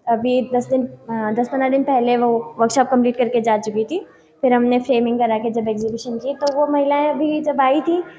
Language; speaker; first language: Hindi; native; Hindi